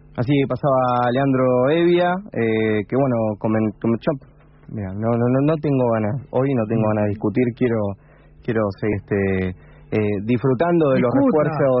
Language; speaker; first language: Spanish; native; Spanish